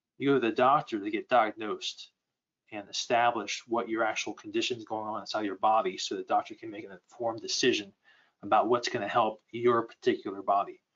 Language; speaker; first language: English; native; English